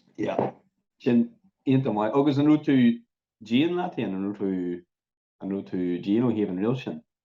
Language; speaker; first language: Irish; non-native, local second language; English